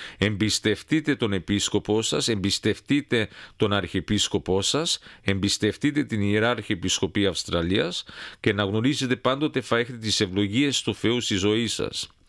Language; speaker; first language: Greek; early bilingual, heritage; Greek